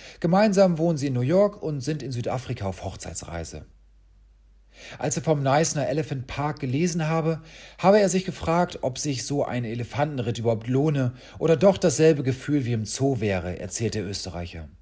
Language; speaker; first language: German; native; German